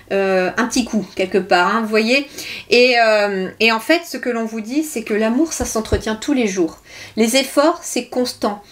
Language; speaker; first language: French; native; French